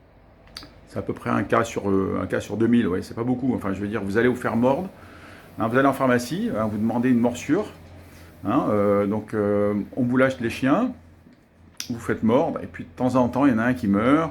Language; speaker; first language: French; native; French